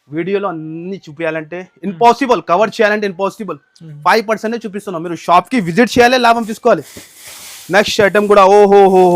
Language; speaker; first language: Telugu; non-native, local second language; Urdu